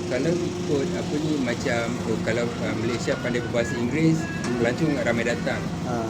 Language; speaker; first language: Malay; native; Malay